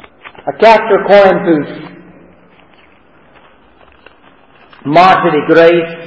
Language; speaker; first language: Hungarian; non-native, learner; English